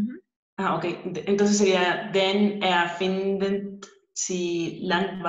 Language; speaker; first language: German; non-native, learner; Spanish